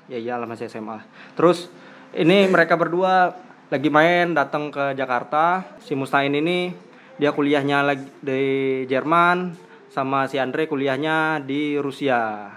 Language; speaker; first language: Indonesian; native; Indonesian